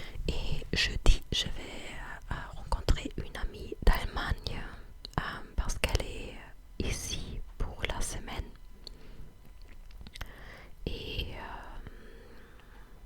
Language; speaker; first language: French; non-native, fluent; English